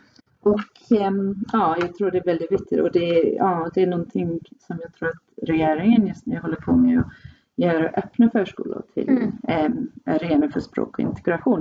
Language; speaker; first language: Swedish; non-native, fluent; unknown